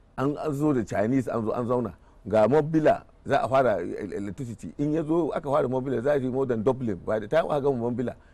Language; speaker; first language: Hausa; native; Hausa